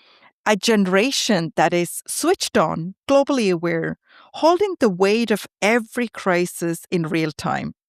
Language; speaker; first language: English; non-native, fluent; Tamil